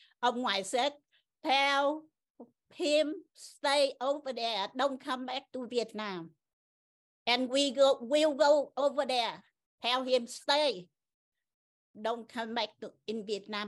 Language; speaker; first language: English; non-native, learner; Vietnamese